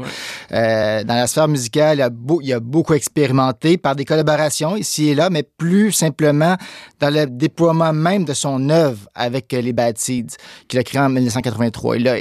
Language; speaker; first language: French; native; French